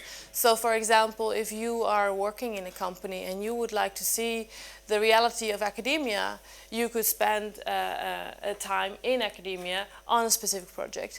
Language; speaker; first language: English; non-native, fluent; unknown